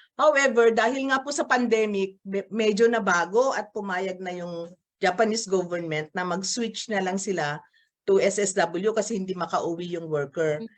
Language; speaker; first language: Filipino; native; Filipino